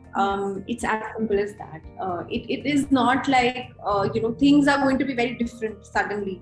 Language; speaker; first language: English; non-native, local second language; Hindi